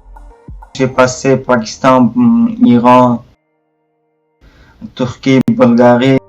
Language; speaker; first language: French; non-native, learner; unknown